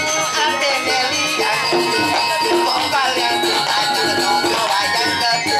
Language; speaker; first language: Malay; non-native, local second language; Balinese